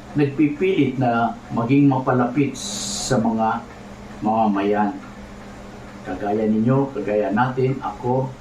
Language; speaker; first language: Filipino; native; Filipino